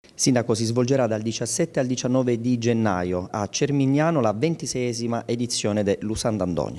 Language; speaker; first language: Italian; native; Italian